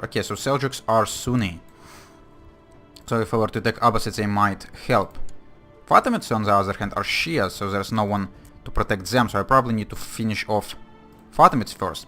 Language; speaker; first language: English; non-native, fluent; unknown